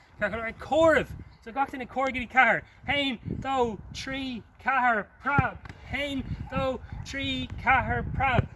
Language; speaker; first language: Irish; non-native, local second language; English